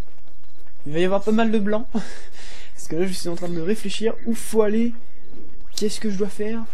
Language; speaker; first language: French; native; French